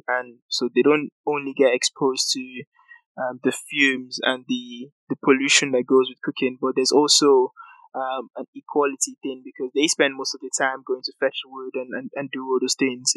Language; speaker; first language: English; non-native, local second language; Yoruba